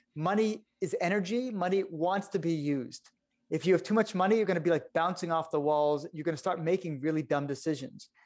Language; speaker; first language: English; native; English